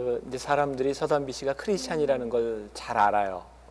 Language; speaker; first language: Korean; native; Korean